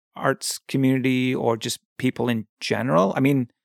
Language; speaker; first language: English; native; English